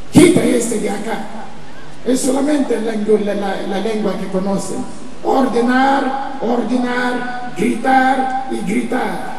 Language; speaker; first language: Spanish; non-native, fluent; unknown